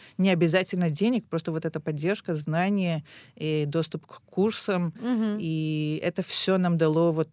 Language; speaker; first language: Russian; early bilingual, heritage; Russian